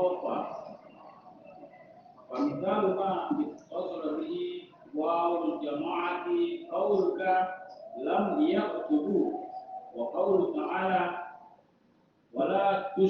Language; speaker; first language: Arabic; non-native, learner; Indonesian